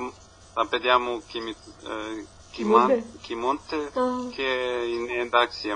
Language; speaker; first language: Greek; non-native, learner; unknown